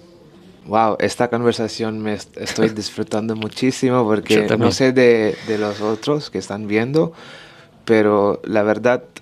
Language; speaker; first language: Spanish; non-native, learner; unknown